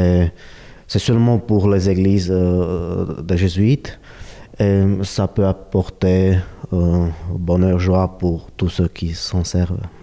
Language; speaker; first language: French; non-native, fluent; Slovak